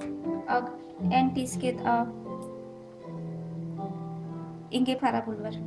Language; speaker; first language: Swedish; non-native, learner; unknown